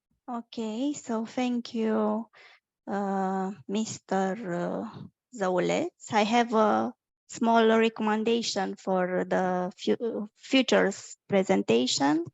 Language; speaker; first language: English; non-native, fluent; Romanian